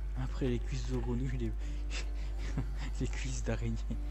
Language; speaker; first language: French; native; French